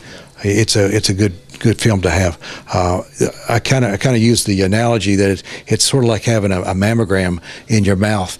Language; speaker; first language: English; native; English